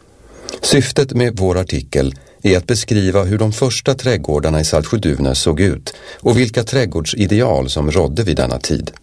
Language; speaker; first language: Swedish; native; Swedish